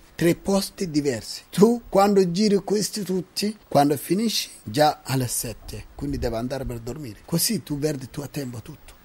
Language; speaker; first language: Italian; non-native, learner; Arabic